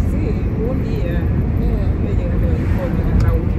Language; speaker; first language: Spanish; non-native, learner; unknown